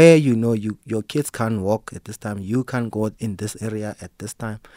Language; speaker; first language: English; non-native, local second language; Southern Sotho